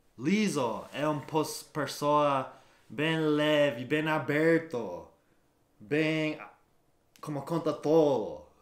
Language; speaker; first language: Portuguese; non-native, learner; English